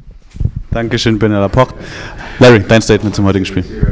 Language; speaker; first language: German; native; German